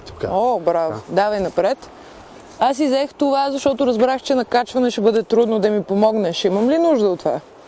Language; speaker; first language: Bulgarian; native; Bulgarian